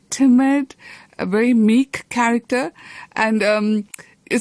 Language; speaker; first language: English; native; English